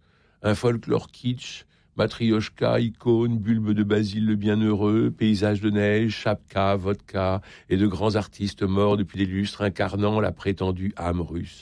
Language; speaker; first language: French; native; French